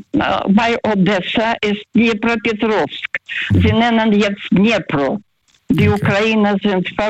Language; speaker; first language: German; early bilingual, heritage; German